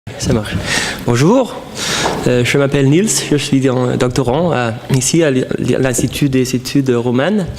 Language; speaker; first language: French; non-native, fluent; Danish